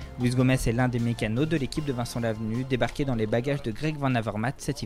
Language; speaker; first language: French; native; French